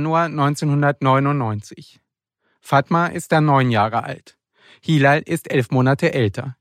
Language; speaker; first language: German; native; German